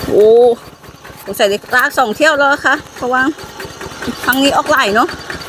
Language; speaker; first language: Thai; native; Thai